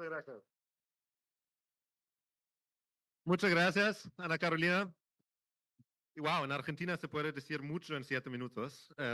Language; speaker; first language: Spanish; non-native, fluent; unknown